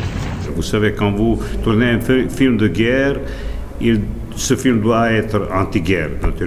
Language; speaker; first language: French; non-native, fluent; Serbian